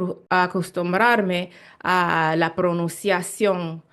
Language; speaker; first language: Spanish; non-native, learner; English